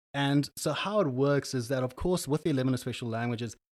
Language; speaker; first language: English; native; English